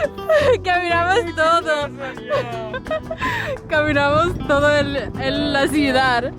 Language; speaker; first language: Spanish; non-native, learner; English